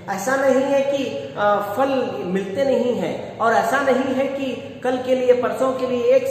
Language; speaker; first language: Hindi; non-native, local second language; Kannada